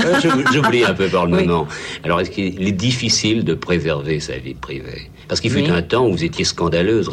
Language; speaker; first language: French; native; French